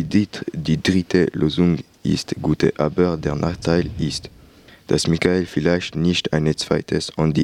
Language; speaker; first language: German; non-native, learner; French